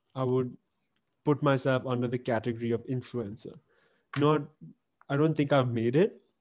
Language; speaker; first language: English; native; English